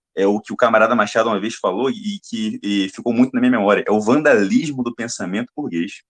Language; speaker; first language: Portuguese; native; Portuguese